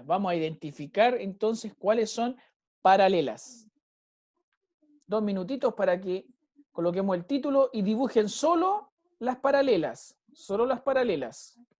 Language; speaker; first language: Spanish; native; Spanish